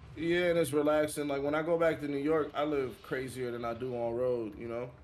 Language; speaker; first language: English; native; English